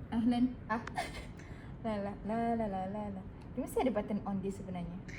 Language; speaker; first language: Malay; native; Malay